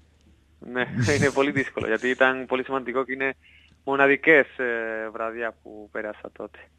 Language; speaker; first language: Greek; non-native, learner; Spanish